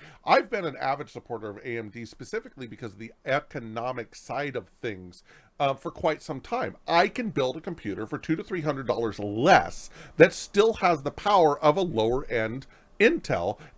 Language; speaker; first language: English; native; English